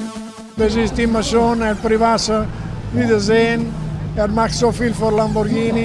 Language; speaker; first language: German; non-native, fluent; Italian